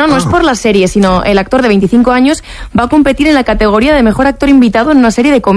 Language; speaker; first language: Spanish; native; Spanish